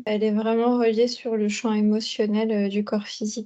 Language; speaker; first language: French; native; French